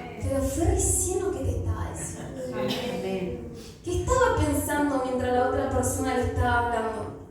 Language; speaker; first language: Spanish; native; Spanish